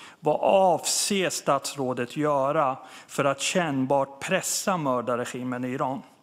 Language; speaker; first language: Swedish; early bilingual, other home language; Persian